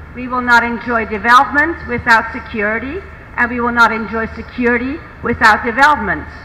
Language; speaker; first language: English; non-native, fluent; Dutch